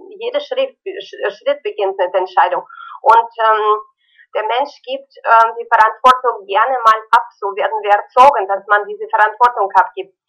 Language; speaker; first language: German; non-native, fluent; Russian